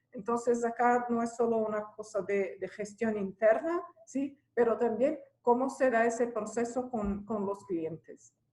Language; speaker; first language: Spanish; non-native, fluent; Portuguese